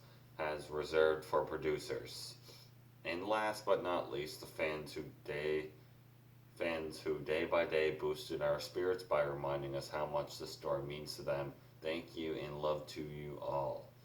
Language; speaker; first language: English; native; English